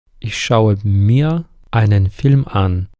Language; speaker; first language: German; non-native, fluent; Ukrainian